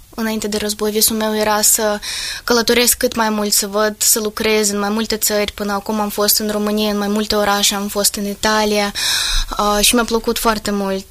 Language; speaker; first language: Romanian; non-native, fluent; Ukrainian